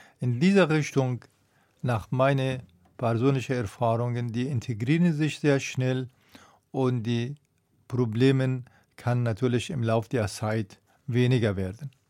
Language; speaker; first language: German; non-native, fluent; Persian